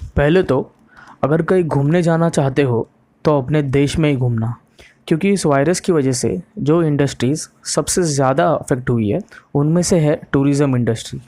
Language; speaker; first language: Hindi; non-native, local second language; Marathi